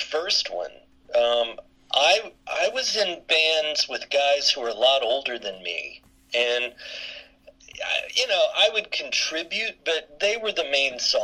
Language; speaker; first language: English; native; English